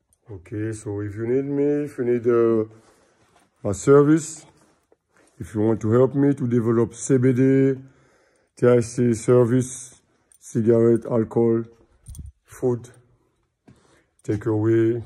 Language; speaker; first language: English; non-native, learner; French